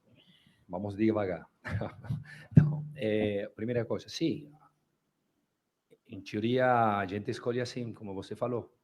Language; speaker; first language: Portuguese; non-native, fluent; Spanish